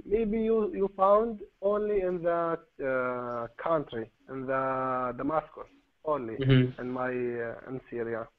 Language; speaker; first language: English; non-native, learner; Arabic